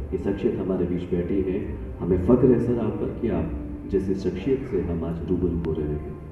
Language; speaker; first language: Hindi; native; Hindi